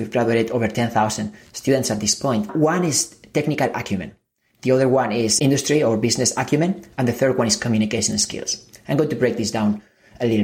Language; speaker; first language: English; non-native, fluent; Spanish